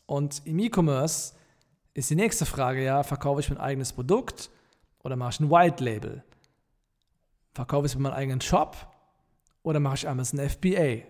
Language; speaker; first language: German; native; German